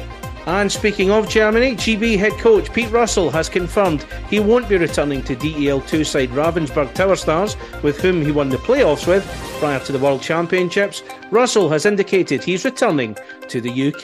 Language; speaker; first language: English; native; English